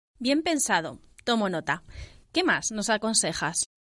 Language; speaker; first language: Spanish; native; Spanish